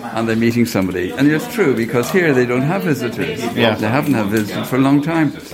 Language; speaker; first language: English; native; English